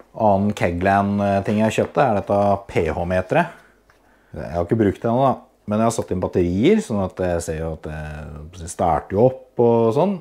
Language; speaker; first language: Norwegian; native; Norwegian